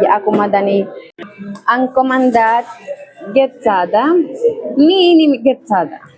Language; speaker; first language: Romanian; non-native, learner; Spanish